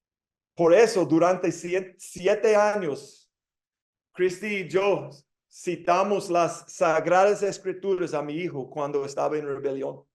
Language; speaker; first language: Spanish; non-native, fluent; English